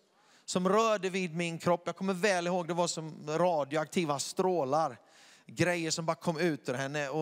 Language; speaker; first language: Swedish; native; Swedish